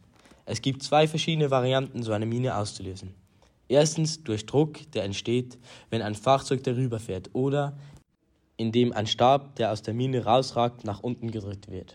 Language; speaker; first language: German; native; German